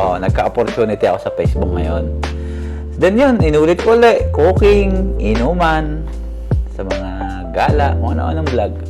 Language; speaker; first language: Filipino; native; Filipino